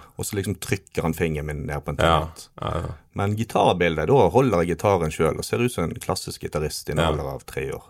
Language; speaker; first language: Norwegian; native; Norwegian